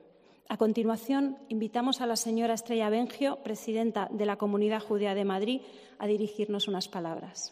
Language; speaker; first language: Spanish; native; Spanish